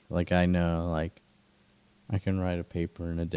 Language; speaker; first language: English; native; English